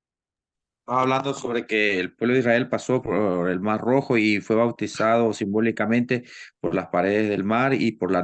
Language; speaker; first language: Spanish; native; Spanish